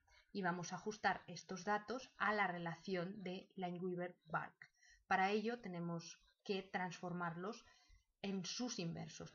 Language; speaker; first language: Spanish; native; Spanish